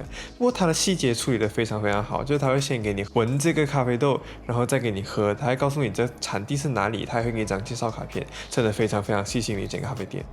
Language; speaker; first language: Chinese; native; Chinese